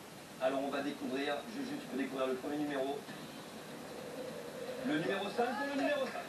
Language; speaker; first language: French; native; French